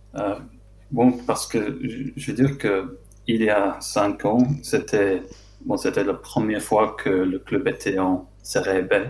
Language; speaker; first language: French; non-native, fluent; English